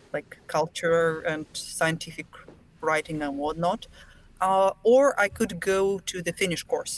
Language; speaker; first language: English; non-native, fluent; Russian